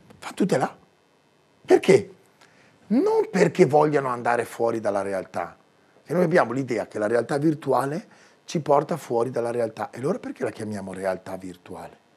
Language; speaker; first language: Italian; native; Italian